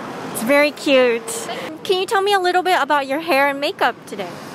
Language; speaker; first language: English; native; English